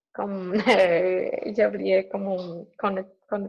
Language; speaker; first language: French; non-native, learner; Spanish